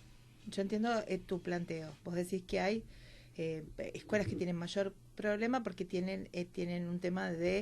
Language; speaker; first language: Spanish; native; Spanish